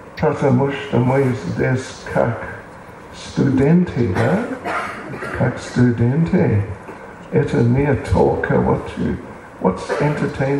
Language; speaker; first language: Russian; non-native, learner; English